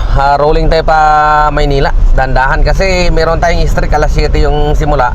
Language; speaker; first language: Filipino; native; Filipino